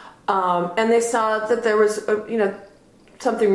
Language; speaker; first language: English; native; English